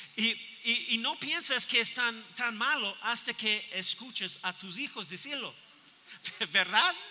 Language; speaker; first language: Spanish; non-native, fluent; English